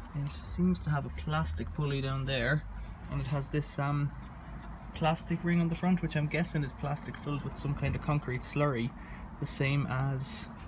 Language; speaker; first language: English; native; English